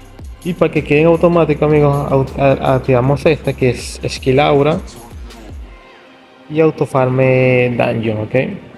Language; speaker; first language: Spanish; non-native, fluent; Portuguese